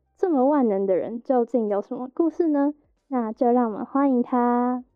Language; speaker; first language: Chinese; native; Chinese